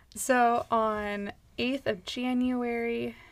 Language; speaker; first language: English; native; English